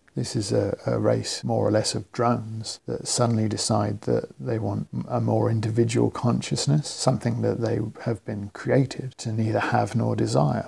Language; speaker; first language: English; native; English